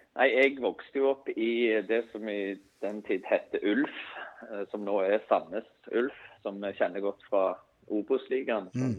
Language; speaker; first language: Norwegian; native; Norwegian